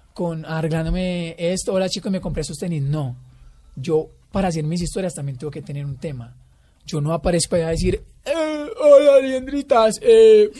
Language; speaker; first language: Spanish; native; Spanish